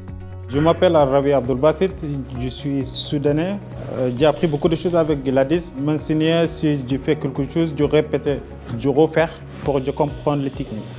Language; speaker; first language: French; non-native, learner; Arabic